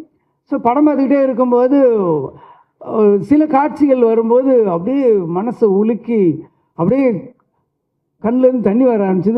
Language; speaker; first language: Tamil; native; Tamil